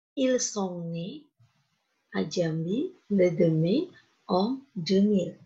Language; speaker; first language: French; non-native, fluent; Indonesian